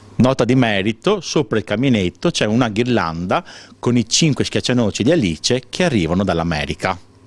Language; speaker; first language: Italian; native; Italian